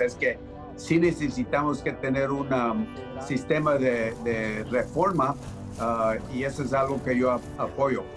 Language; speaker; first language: Spanish; early bilingual, heritage; Spanish